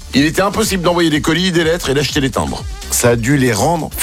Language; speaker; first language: French; native; French